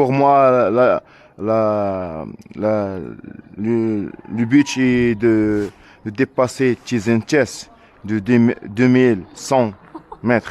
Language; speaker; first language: French; non-native, learner; Arabic